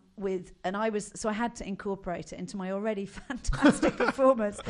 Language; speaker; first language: English; native; English